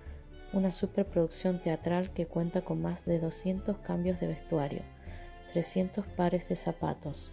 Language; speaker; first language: Spanish; native; Spanish